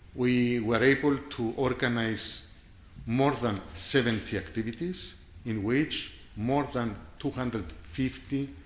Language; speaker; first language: English; non-native, fluent; Greek